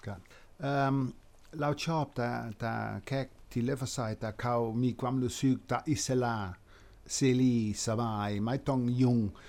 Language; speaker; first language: Thai; non-native, fluent; Dutch